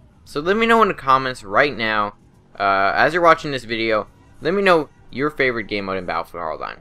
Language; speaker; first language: English; native; English